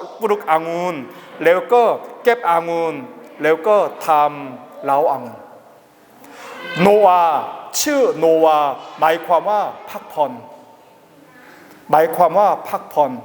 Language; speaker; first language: Thai; non-native, learner; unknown